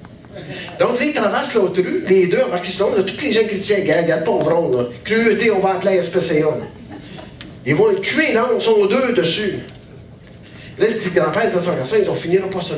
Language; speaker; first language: French; native; French